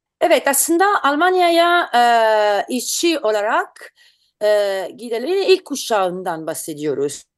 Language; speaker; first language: Turkish; non-native, learner; Italian